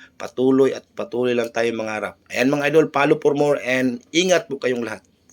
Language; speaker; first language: Filipino; native; Filipino